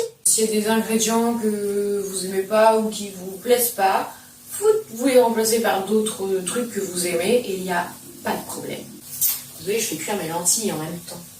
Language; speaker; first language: French; native; French